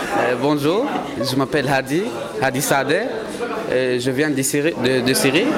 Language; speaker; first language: French; non-native, learner; Arabic